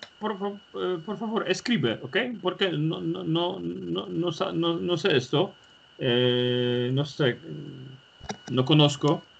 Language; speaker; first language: Spanish; non-native, learner; Polish